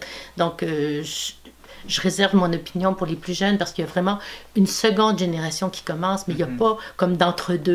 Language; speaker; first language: French; native; French